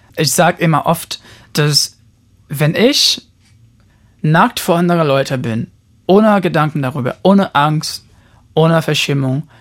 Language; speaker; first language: German; non-native, fluent; Portuguese